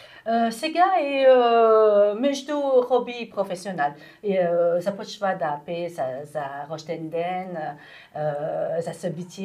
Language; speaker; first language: Bulgarian; non-native, learner; French